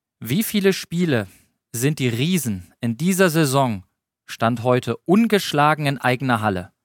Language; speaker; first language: German; native; German